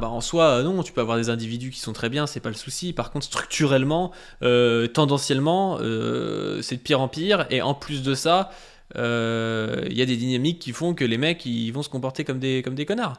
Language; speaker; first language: French; native; French